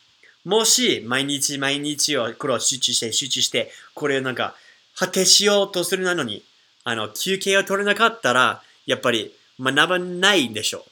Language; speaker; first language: Japanese; non-native, fluent; English